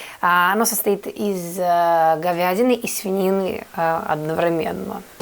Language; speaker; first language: Russian; non-native, fluent; Serbian